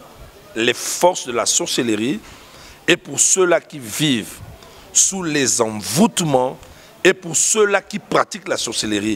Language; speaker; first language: French; non-native, local second language; Lingala